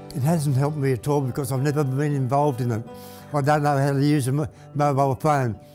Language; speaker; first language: English; native; English